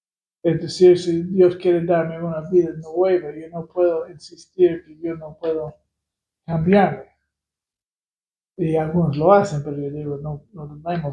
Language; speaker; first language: Spanish; non-native, fluent; English